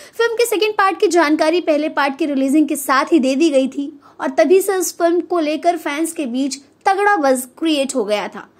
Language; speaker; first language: Hindi; native; Hindi